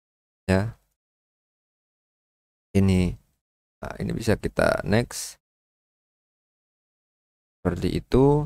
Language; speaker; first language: Indonesian; native; Indonesian